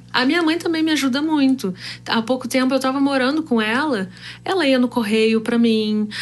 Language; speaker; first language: Portuguese; native; Portuguese